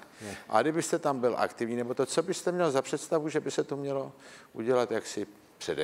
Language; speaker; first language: Czech; native; Czech